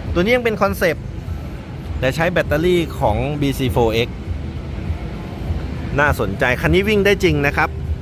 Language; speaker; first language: Thai; native; Thai